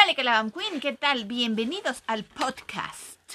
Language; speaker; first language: Spanish; native; Spanish